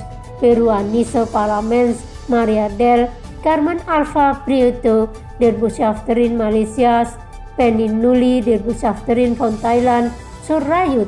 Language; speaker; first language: German; non-native, fluent; Indonesian